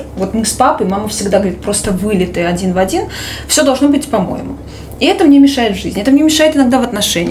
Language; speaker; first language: Russian; native; Russian